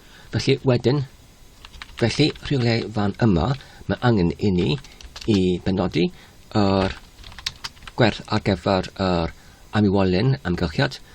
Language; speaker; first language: Welsh; non-native, learner; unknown